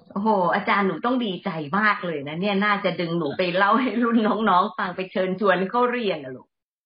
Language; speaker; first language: Thai; native; Thai